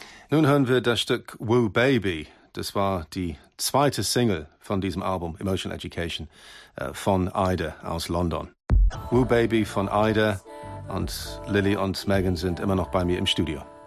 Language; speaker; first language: German; non-native, fluent; English